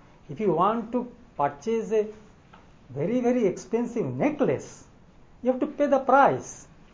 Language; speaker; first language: English; non-native, local second language; Bangla